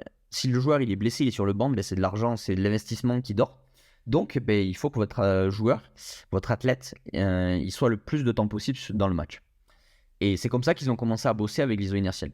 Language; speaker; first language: French; native; French